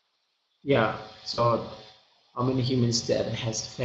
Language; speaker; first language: English; non-native, learner; Indonesian